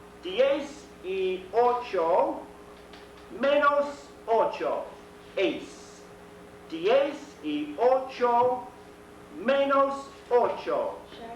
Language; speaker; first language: Spanish; non-native, fluent; English